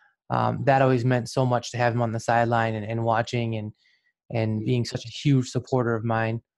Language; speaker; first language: English; native; English